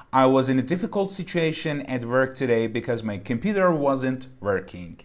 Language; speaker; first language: English; non-native, fluent; Persian